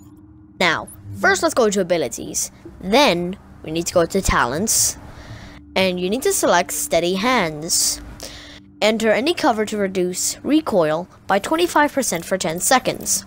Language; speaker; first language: English; non-native, fluent; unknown